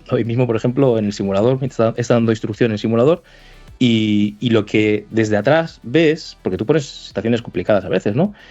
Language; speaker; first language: Spanish; native; Spanish